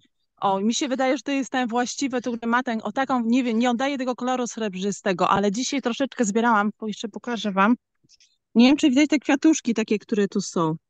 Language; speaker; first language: Polish; native; Polish